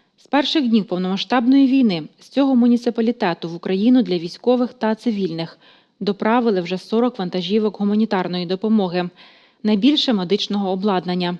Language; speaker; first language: Ukrainian; native; Ukrainian